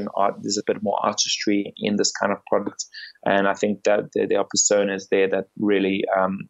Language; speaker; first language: English; early bilingual, other home language; Bulgarian